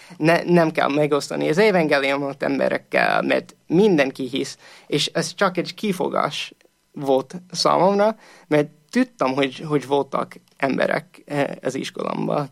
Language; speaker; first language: Hungarian; non-native, fluent; English